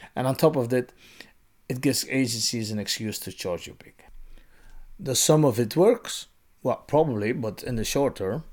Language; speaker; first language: English; non-native, fluent; Dutch